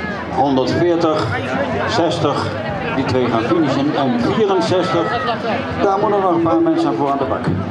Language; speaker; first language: Dutch; native; Dutch